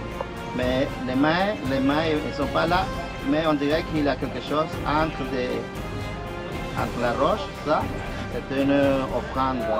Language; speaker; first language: French; non-native, fluent; Spanish